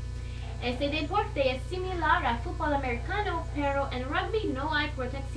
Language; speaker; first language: Spanish; non-native, learner; English